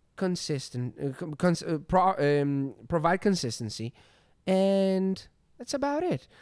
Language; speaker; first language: English; non-native, fluent; Greek